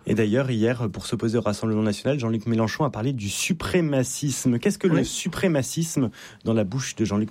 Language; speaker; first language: French; native; French